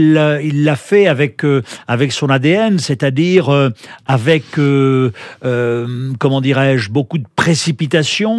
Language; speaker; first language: French; native; French